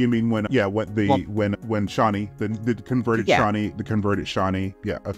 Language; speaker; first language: English; native; English